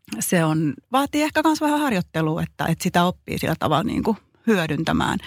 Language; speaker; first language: Finnish; native; Finnish